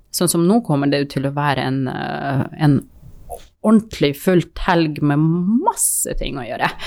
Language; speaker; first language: Norwegian; non-native, fluent; Russian